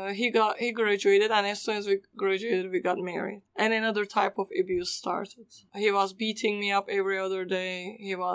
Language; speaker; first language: English; non-native, fluent; Turkish